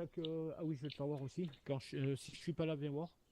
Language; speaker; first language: French; native; French